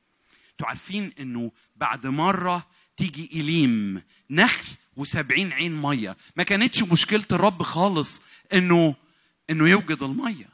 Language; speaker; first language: Arabic; native; Arabic